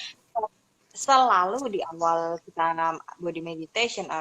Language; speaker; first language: Indonesian; native; Indonesian